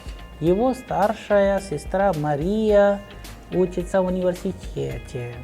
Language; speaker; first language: Russian; non-native, fluent; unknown